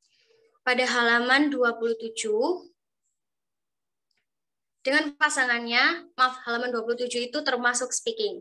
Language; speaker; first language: Indonesian; native; Indonesian